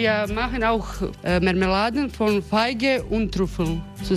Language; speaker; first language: German; non-native, learner; Croatian